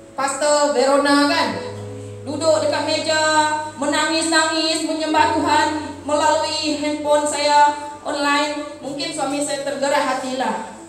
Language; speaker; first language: Malay; non-native, local second language; Iban